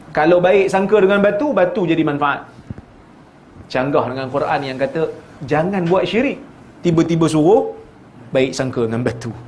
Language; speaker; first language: Malay; native; Malay